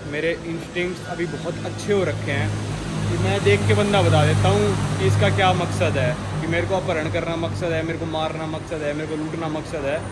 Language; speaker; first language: Hindi; native; Hindi